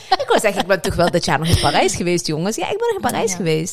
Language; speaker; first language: Dutch; early bilingual, other home language; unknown